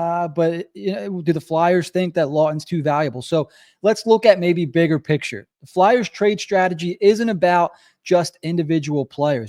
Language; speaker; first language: English; native; English